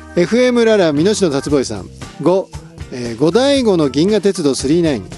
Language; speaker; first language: Japanese; native; Japanese